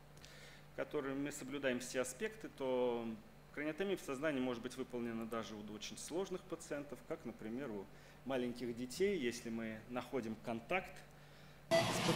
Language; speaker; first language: Russian; native; Russian